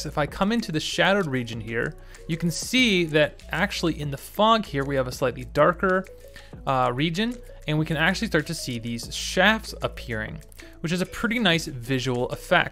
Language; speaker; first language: English; native; English